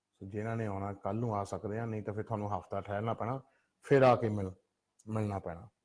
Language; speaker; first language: Punjabi; early bilingual, heritage; Punjabi